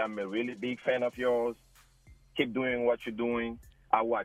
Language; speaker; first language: English; non-native, local second language; Akan